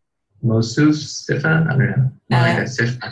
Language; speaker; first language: Arabic; non-native, learner; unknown